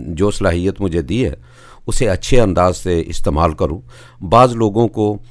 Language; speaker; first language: Urdu; non-native, local second language; Punjabi